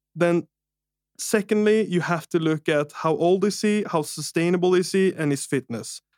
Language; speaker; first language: English; non-native, fluent; Norwegian